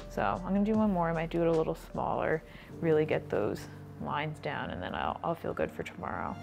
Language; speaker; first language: English; native; English